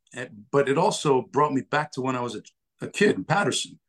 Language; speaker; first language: English; early bilingual, other home language; Italian